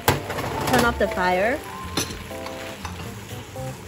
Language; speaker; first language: English; non-native, local second language; Cantonese